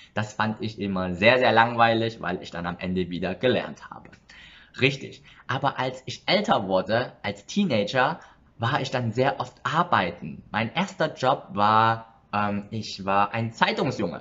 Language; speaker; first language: German; early bilingual, other home language; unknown